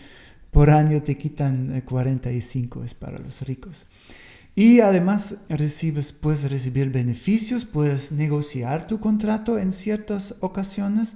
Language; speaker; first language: Spanish; non-native, fluent; German